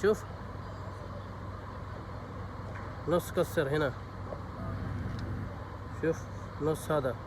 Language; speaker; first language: Arabic; non-native, learner; Urdu